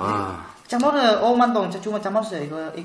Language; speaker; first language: Korean; non-native, learner; Vietnamese